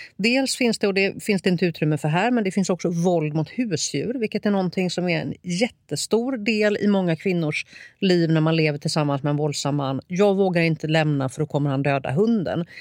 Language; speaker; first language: Swedish; native; Swedish